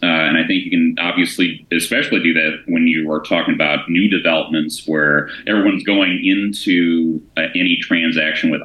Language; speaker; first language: English; native; English